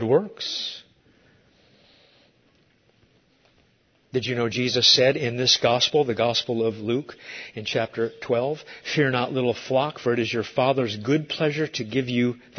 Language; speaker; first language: English; native; English